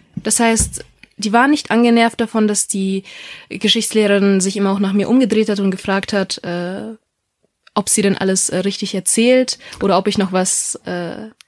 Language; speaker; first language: German; non-native, local second language; Russian